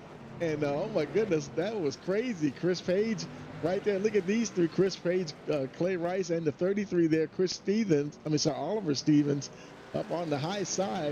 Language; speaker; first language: English; native; English